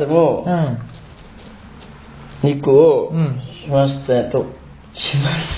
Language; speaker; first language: Japanese; non-native, learner; Burmese